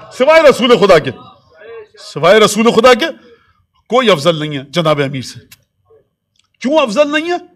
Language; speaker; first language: Urdu; native; Urdu